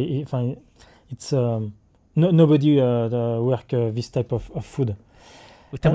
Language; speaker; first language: English; non-native, learner; French